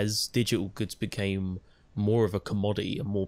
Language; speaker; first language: English; native; English